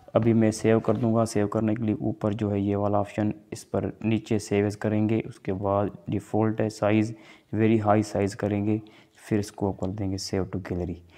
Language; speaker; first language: Urdu; non-native, local second language; Sindhi